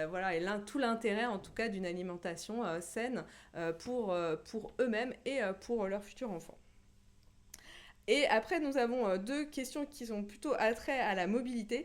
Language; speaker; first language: French; native; French